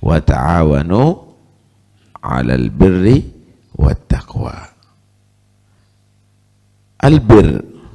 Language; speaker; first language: Arabic; non-native, fluent; Indonesian